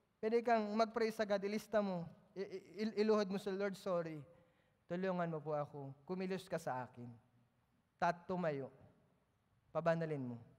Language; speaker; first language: Filipino; native; Filipino